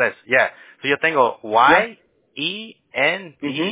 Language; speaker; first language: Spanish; early bilingual, heritage; Spanish